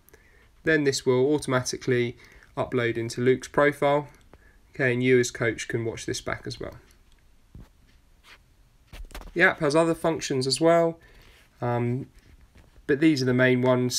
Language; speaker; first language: English; native; English